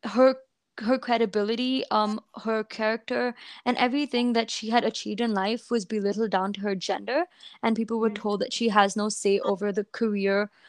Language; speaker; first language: English; non-native, local second language; Hindi